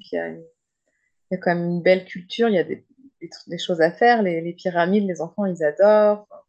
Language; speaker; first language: French; native; French